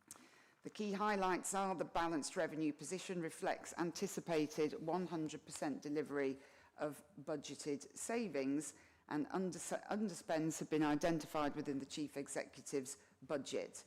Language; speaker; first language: English; native; English